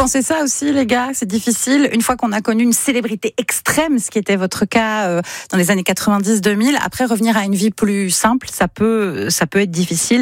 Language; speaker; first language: French; native; French